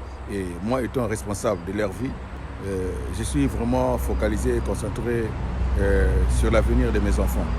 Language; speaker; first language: French; non-native, local second language; Lingala